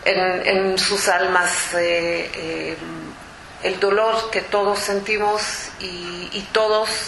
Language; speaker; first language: Spanish; non-native, fluent; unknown